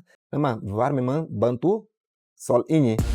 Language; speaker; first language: Indonesian; non-native, fluent; Portuguese